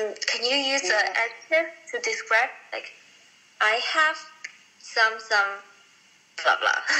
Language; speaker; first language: English; non-native, fluent; Chinese